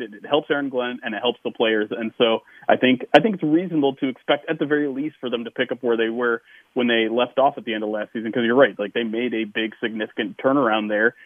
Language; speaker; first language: English; native; English